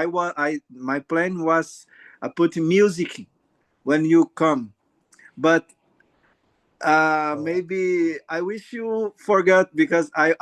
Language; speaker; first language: English; non-native, learner; Portuguese